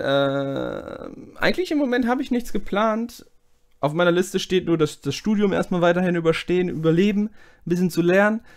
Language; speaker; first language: German; native; German